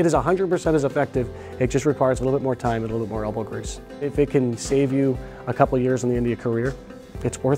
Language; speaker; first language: English; native; English